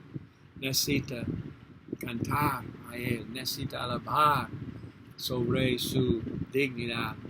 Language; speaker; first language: Spanish; non-native, learner; English